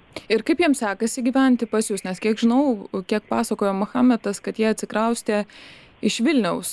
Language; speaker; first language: Lithuanian; native; Lithuanian